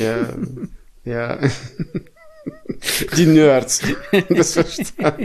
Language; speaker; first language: German; early bilingual, other home language; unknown